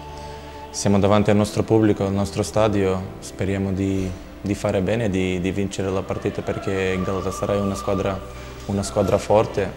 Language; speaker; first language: Italian; non-native, fluent; Macedonian